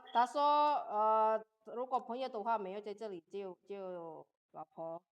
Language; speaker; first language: Chinese; non-native, fluent; Indonesian